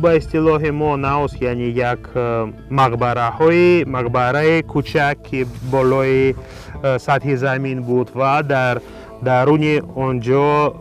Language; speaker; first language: Persian; non-native, fluent; Russian